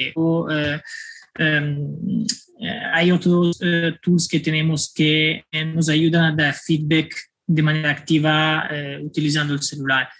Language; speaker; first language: Spanish; non-native, fluent; Italian